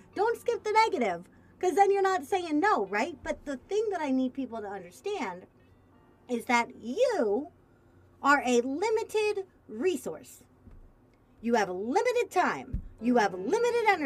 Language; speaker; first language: English; native; English